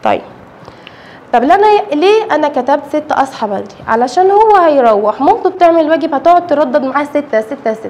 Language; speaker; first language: Arabic; native; Arabic